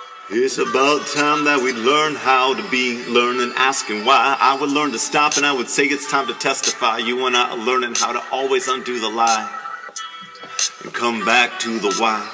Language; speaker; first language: English; native; English